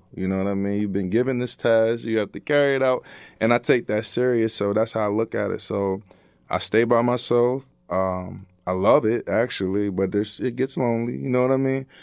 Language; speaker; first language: English; native; English